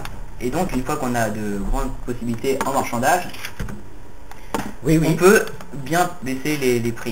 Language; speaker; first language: French; native; French